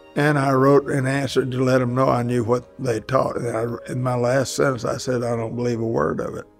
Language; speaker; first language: English; native; English